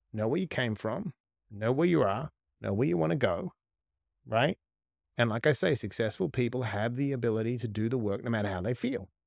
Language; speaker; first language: English; native; English